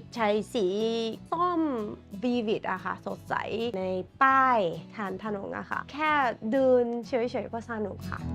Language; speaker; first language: Thai; non-native, fluent; Japanese